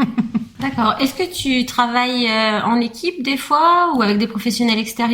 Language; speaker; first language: French; native; French